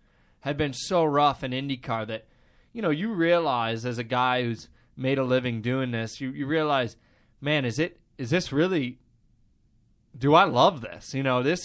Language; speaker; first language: English; native; English